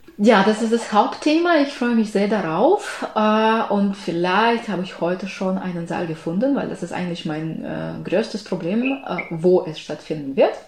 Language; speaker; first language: German; non-native, fluent; Ukrainian